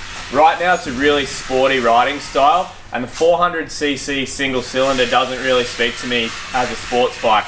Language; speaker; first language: English; native; English